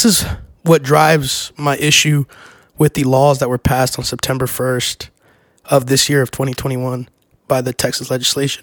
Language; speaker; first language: English; native; English